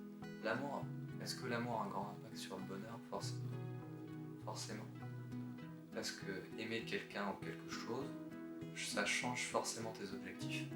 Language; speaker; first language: French; native; French